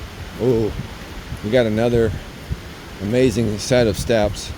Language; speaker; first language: English; native; English